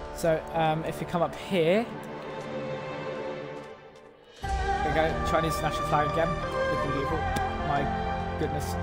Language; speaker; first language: English; native; English